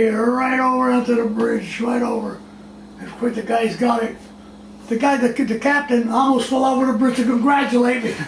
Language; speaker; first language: English; native; English